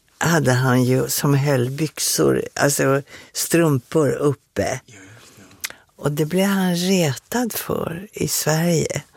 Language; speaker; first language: Swedish; native; Swedish